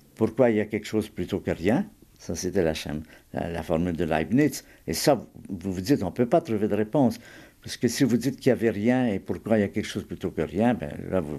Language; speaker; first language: French; native; French